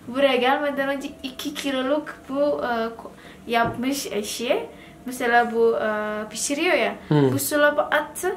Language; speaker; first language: Turkish; non-native, learner; Indonesian